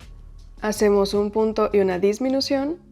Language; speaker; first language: Spanish; native; Spanish